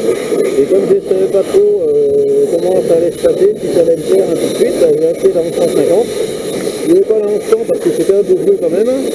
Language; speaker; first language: French; native; French